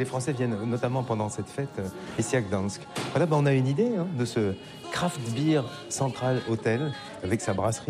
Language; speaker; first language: French; native; French